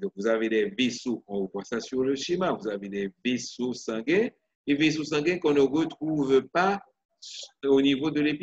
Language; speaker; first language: French; non-native, local second language; Haitian Creole